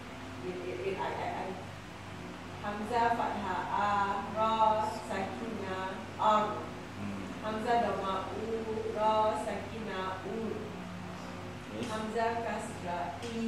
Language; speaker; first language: Arabic; non-native, learner; Malay